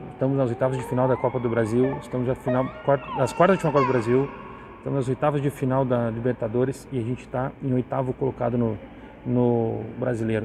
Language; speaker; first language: Portuguese; native; Portuguese